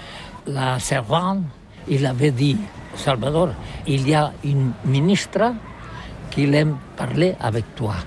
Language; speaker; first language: French; non-native, learner; Catalan